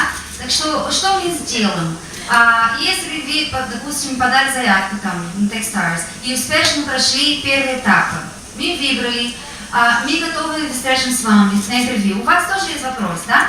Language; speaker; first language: Russian; non-native, fluent; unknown